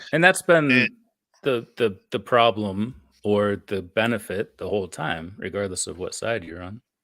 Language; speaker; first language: English; native; English